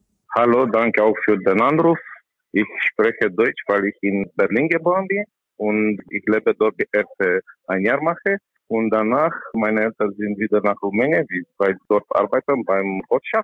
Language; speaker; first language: German; non-native, learner; Romanian